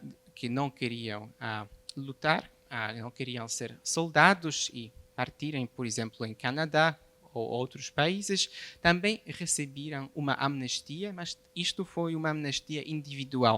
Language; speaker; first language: Portuguese; non-native, fluent; Polish